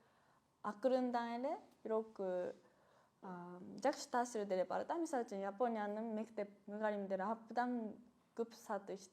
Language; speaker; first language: Kyrgyz; non-native, fluent; Japanese